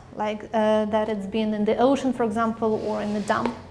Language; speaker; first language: English; non-native, fluent; Russian